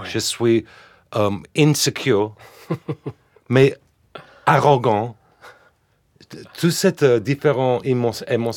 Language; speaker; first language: French; non-native, fluent; English